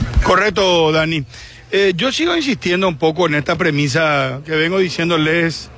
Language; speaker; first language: Spanish; native; Spanish